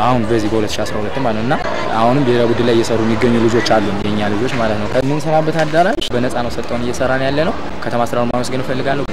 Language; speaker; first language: Amharic; native; Amharic